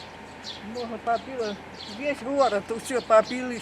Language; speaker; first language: Russian; native; Russian